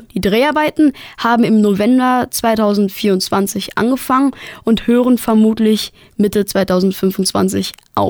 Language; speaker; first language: German; native; German